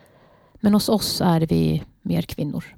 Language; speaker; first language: Swedish; non-native, fluent; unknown